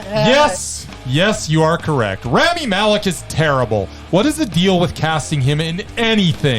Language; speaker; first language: English; native; English